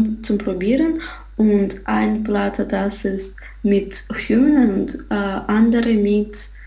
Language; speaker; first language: German; non-native, learner; Russian